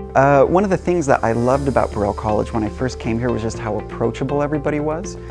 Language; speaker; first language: English; native; English